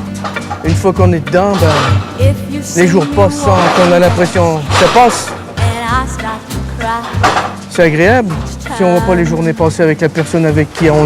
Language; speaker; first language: French; native; French